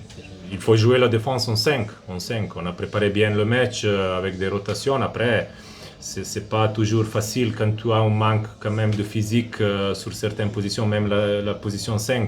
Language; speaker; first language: French; non-native, fluent; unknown